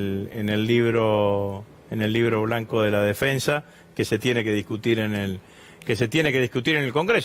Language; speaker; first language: Spanish; native; Spanish